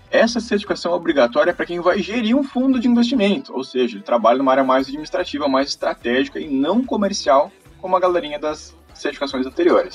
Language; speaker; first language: Portuguese; native; Portuguese